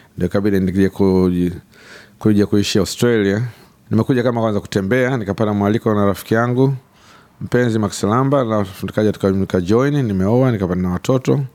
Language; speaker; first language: Swahili; native; Swahili